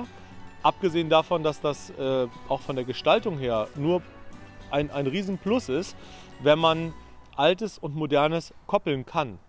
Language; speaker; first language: German; native; German